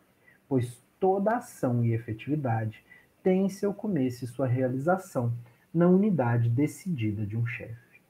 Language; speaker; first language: Portuguese; native; Portuguese